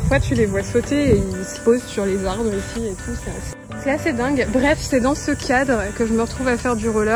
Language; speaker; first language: French; native; French